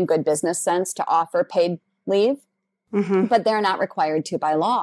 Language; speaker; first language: English; native; English